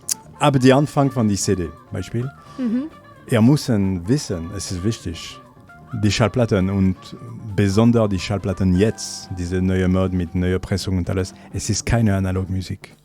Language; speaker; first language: German; non-native, learner; French